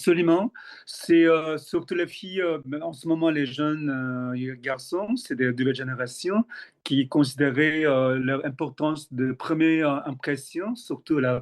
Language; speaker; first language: French; non-native, fluent; Korean